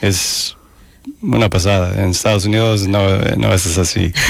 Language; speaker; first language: Spanish; non-native, fluent; English